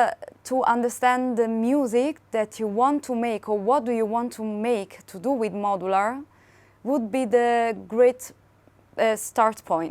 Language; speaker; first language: English; non-native, fluent; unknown